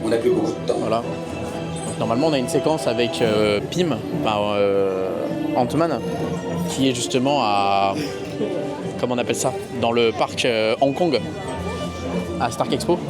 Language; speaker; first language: French; native; French